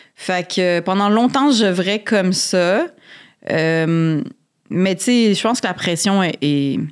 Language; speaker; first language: French; native; French